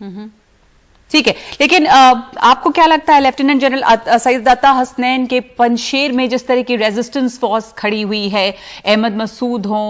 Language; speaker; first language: Hindi; native; Hindi